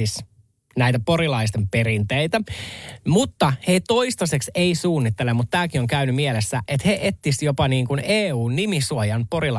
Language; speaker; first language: Finnish; native; Finnish